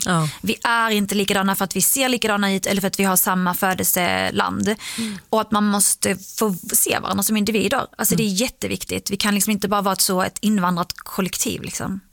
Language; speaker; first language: Swedish; early bilingual, other home language; Arabic